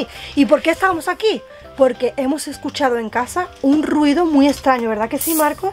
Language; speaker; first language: Spanish; native; Spanish